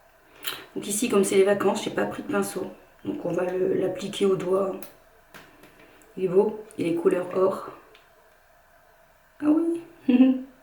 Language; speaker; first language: French; native; French